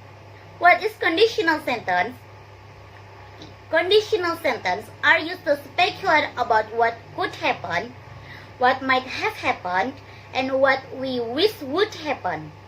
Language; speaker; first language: English; non-native, learner; Indonesian